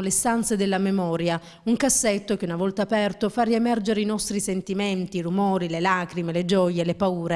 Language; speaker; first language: Italian; native; Italian